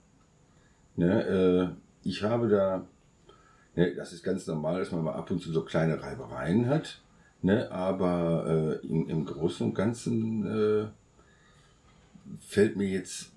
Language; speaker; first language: German; native; German